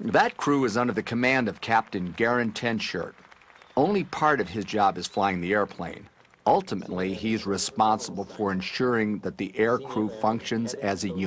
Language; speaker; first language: English; native; English